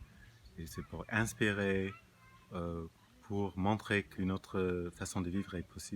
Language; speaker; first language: French; non-native, fluent; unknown